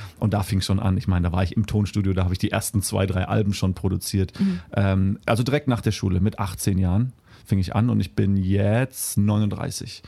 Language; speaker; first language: German; native; German